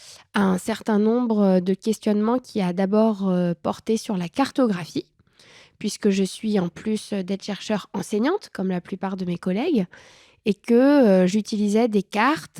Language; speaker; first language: French; native; French